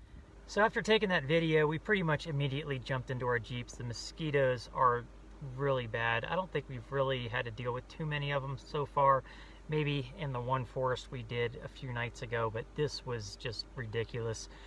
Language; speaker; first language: English; native; English